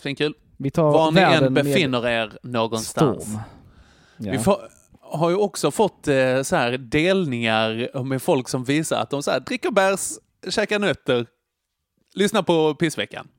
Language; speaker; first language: Swedish; native; Swedish